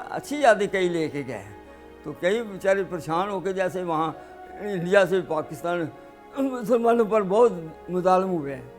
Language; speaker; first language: Urdu; non-native, local second language; Punjabi